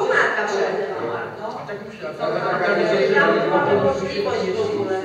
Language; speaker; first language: Polish; native; Polish